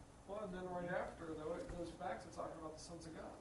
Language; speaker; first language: English; native; English